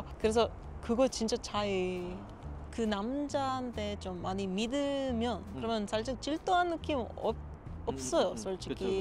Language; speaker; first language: Korean; non-native, learner; Papiamento